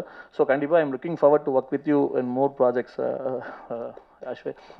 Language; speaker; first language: Tamil; native; Tamil